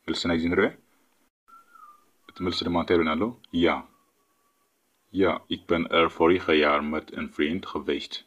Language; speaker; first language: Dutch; non-native, fluent; Tigrinya